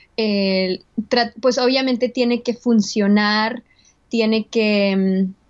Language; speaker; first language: Spanish; early bilingual, heritage; Spanish